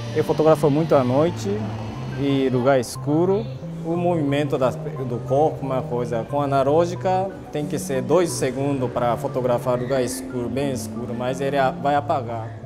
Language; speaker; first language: Portuguese; non-native, fluent; Japanese